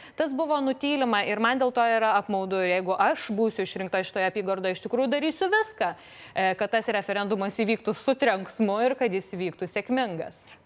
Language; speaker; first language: Lithuanian; native; Lithuanian